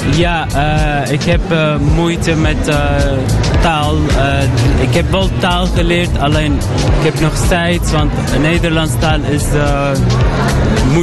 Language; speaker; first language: Dutch; non-native, learner; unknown